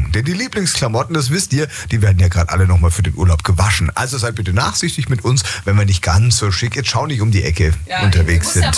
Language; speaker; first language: German; native; German